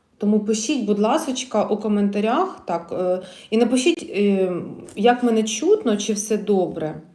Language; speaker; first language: Ukrainian; non-native, local second language; Russian